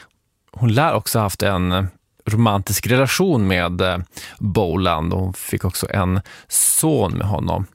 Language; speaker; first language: Swedish; native; Swedish